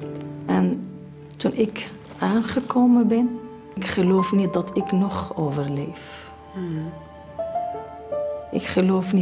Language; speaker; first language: Dutch; non-native, learner; Arabic